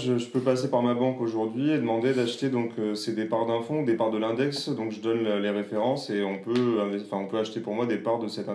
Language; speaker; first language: French; native; French